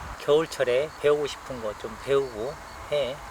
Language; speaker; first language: Korean; native; Korean